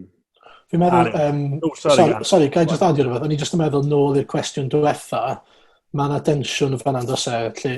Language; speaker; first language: Welsh; native; Welsh